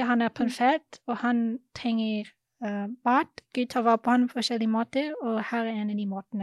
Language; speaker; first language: Norwegian; non-native, fluent; English